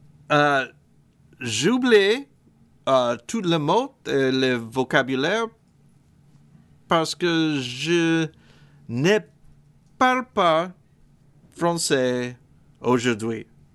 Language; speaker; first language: French; non-native, learner; English